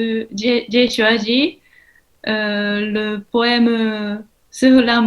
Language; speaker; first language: French; non-native, learner; Japanese